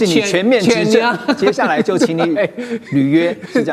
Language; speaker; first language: Chinese; native; Chinese